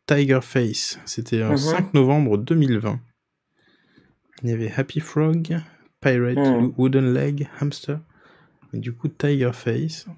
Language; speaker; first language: French; native; French